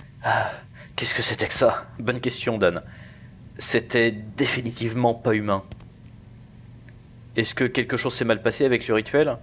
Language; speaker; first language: French; native; French